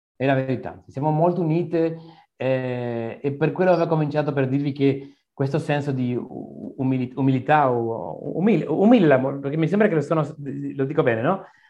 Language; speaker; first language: Italian; non-native, learner; Spanish